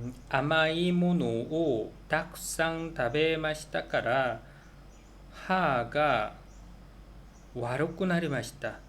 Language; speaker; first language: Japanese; non-native, learner; Korean